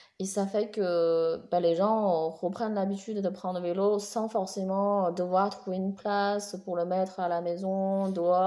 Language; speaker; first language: French; non-native, fluent; Chinese